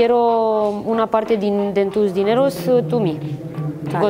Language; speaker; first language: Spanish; non-native, learner; Romanian